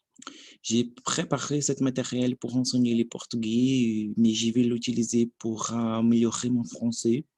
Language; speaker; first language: French; non-native, learner; Portuguese